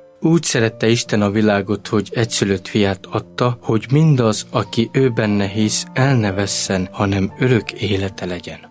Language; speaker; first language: Hungarian; non-native, local second language; Romany